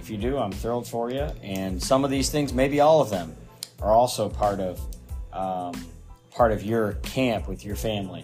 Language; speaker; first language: English; native; English